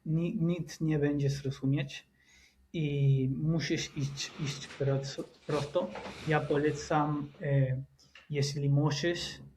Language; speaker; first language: Polish; non-native, learner; Spanish